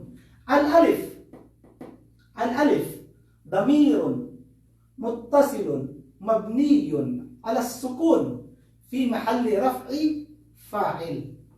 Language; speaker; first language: Arabic; non-native, fluent; Filipino